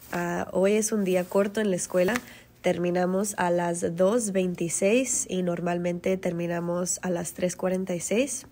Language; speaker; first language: Spanish; early bilingual, heritage; Spanish